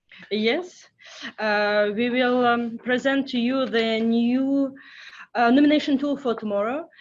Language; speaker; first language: English; non-native, fluent; French